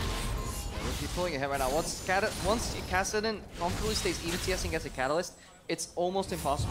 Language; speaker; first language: English; native; English